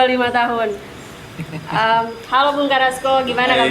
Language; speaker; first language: Indonesian; native; Indonesian